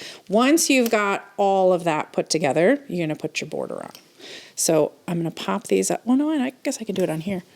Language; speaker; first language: English; native; English